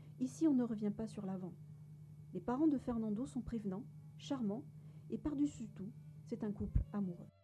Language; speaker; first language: French; native; French